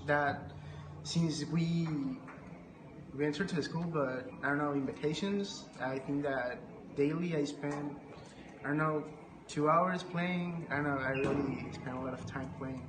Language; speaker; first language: English; non-native, learner; Spanish